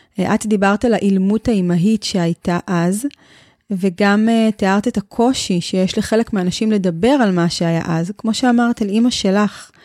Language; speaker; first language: Hebrew; native; Hebrew